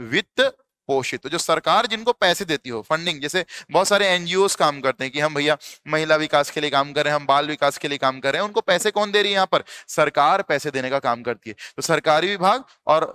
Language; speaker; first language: Hindi; native; Hindi